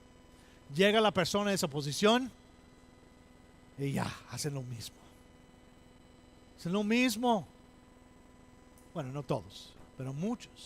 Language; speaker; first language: Spanish; non-native, fluent; English